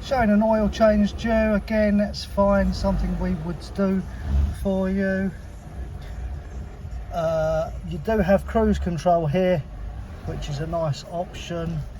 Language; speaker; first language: English; native; English